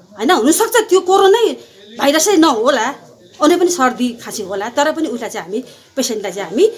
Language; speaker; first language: Nepali; native; Nepali